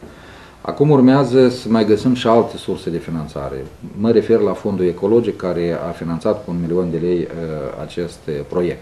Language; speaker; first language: Romanian; native; Romanian